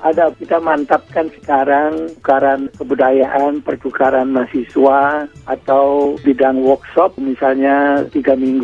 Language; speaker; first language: Indonesian; non-native, local second language; Balinese